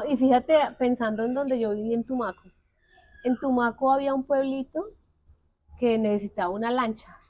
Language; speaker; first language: Spanish; native; Spanish